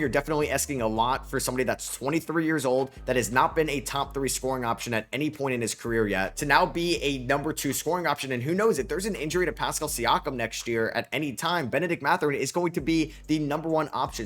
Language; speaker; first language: English; native; English